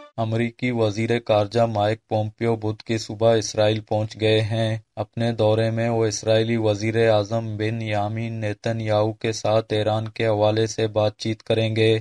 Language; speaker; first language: Urdu; non-native, local second language; Baluchi